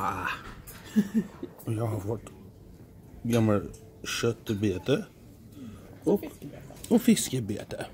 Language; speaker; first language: Swedish; native; Swedish